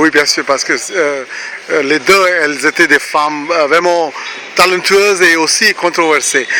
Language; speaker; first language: French; non-native, fluent; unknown